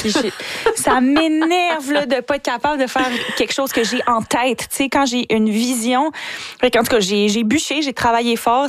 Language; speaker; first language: French; native; French